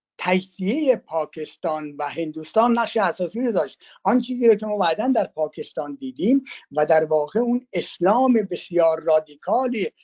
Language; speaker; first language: Persian; native; Persian